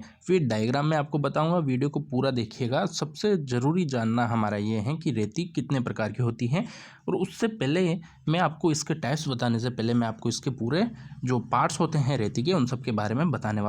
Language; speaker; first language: Hindi; native; Hindi